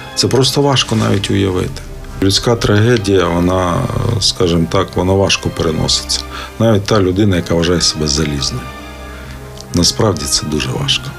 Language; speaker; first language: Ukrainian; native; Ukrainian